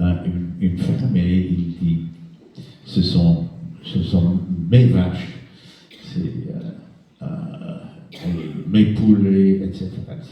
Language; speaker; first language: French; non-native, fluent; English